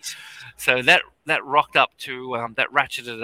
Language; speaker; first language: English; native; English